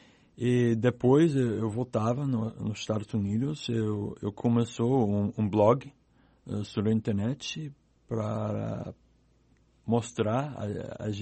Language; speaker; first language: Portuguese; non-native, learner; English